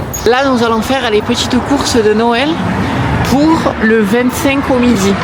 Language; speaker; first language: French; native; French